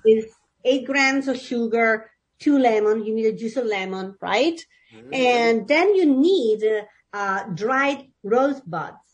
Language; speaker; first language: English; non-native, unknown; Italian